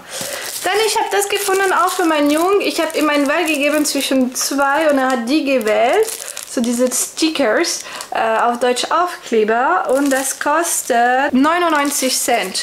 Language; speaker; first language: German; non-native, fluent; French